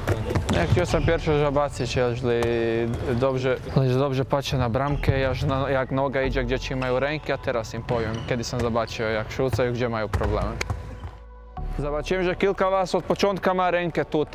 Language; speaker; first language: Polish; non-native, learner; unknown